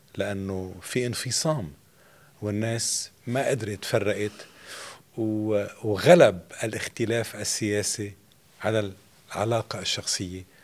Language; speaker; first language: Arabic; native; Arabic